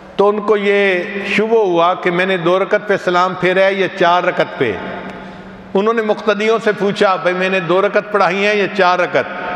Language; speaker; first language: Urdu; non-native, local second language; Punjabi